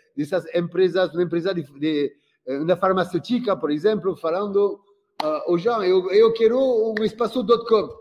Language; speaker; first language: Portuguese; non-native, fluent; French